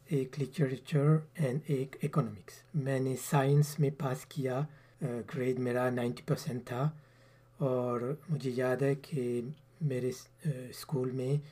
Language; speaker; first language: Urdu; early bilingual, heritage; Urdu